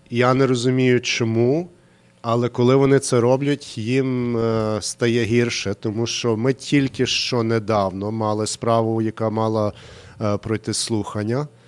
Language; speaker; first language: Ukrainian; early bilingual, heritage; Ukrainian